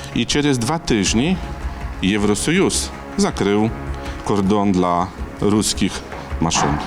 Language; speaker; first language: Ukrainian; non-native, learner; Polish